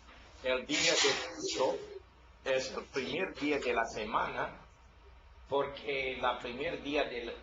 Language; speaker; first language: Spanish; non-native, learner; English